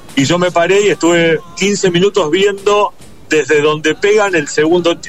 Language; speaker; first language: Spanish; native; Spanish